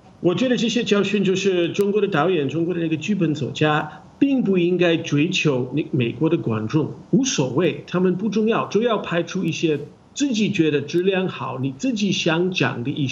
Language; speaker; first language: Chinese; non-native, fluent; English